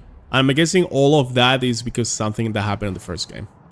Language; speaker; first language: English; non-native, fluent; Spanish